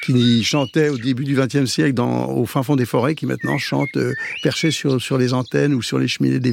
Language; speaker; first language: French; native; French